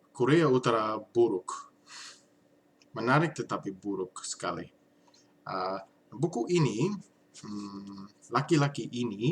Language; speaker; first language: Indonesian; non-native, learner; English